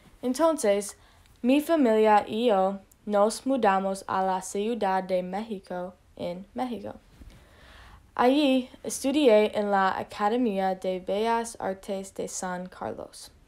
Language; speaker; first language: Spanish; non-native, learner; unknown